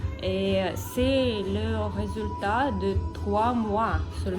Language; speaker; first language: French; non-native, learner; Russian